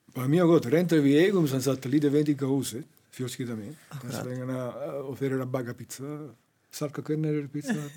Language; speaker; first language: Icelandic; non-native, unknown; Italian